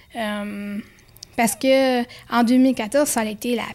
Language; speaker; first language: French; native; French